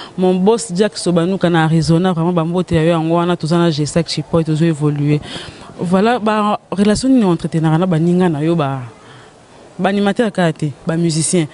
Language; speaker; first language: Lingala; native; Lingala